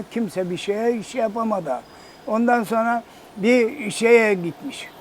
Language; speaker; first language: Turkish; native; Turkish